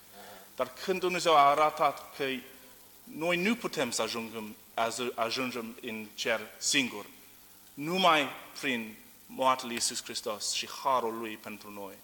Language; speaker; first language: Romanian; non-native, learner; English